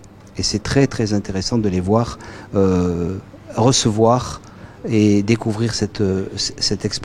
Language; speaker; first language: French; native; French